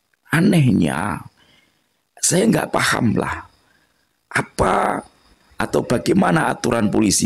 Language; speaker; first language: Indonesian; non-native, local second language; Javanese